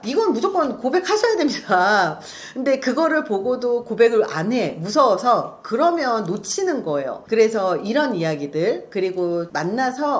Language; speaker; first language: Korean; native; Korean